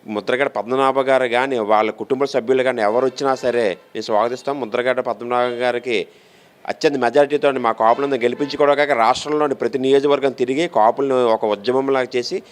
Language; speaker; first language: Telugu; native; Telugu